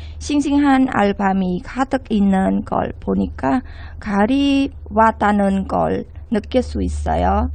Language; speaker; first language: Korean; non-native, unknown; Khmer